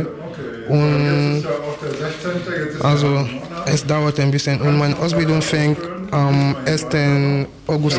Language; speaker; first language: German; non-native, learner; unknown